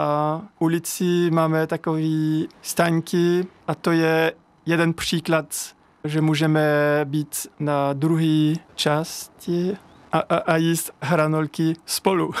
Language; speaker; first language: Czech; non-native, fluent; French